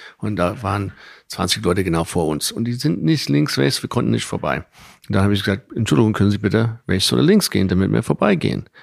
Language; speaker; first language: German; non-native, fluent; English